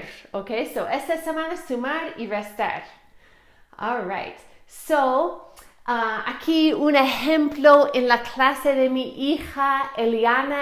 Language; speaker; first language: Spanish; non-native, fluent; English